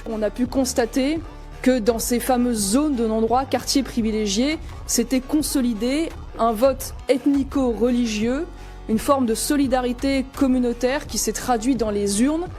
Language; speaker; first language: French; native; French